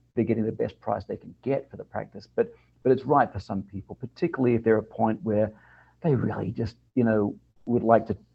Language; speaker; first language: English; native; English